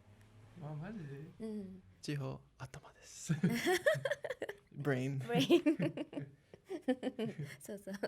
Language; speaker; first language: Japanese; non-native, learner; English